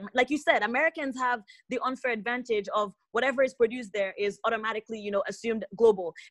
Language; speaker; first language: English; non-native, local second language; Igbo